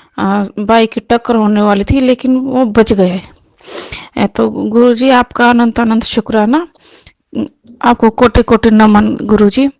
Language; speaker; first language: Hindi; non-native, local second language; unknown